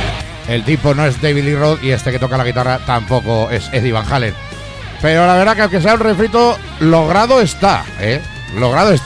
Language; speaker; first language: Spanish; native; Spanish